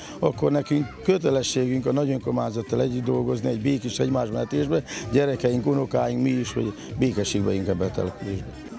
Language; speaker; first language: Hungarian; native; Hungarian